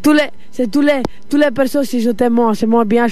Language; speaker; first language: French; non-native, learner; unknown